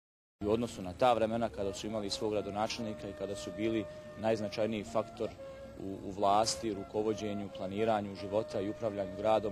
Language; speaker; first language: Bosnian; native; Bosnian